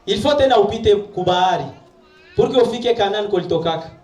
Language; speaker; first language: French; non-native, local second language; Swahili